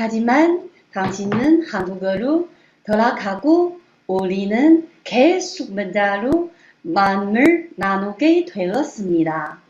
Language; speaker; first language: Korean; non-native, learner; Chinese